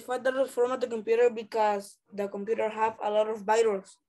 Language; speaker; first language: English; non-native, learner; Spanish